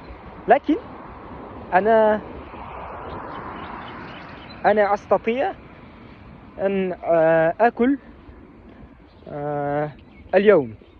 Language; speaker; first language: Arabic; non-native, learner; Kazakh